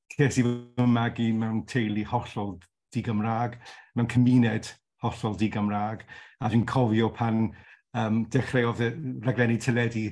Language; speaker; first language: Welsh; non-native, local second language; English